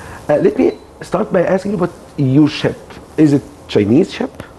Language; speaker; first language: English; non-native, fluent; Arabic